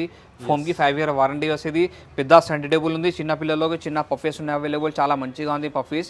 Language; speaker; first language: Telugu; non-native, local second language; Urdu